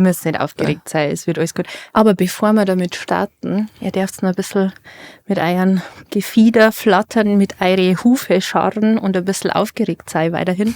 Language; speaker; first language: German; native; German